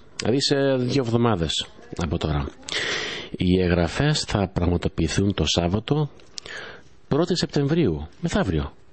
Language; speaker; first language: Greek; early bilingual, heritage; Greek